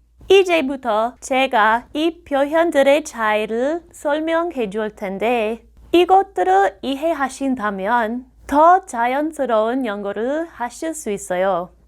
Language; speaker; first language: Korean; non-native, fluent; English